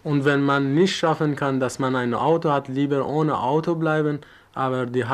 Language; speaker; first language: German; non-native, learner; Persian